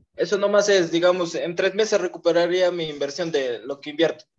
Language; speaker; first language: Spanish; native; Spanish